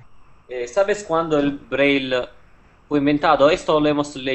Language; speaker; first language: Spanish; non-native, fluent; Italian